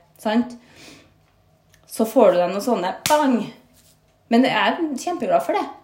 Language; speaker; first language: Norwegian; native; Norwegian